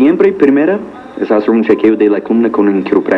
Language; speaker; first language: Spanish; non-native, fluent; English